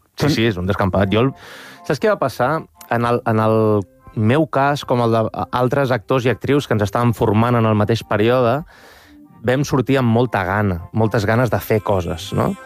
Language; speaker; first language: Catalan; native; Catalan